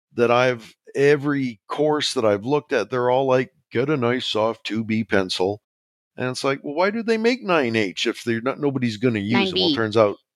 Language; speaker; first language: English; native; English